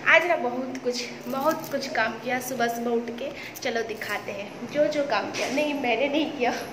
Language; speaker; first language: Hindi; non-native, local second language; Bangla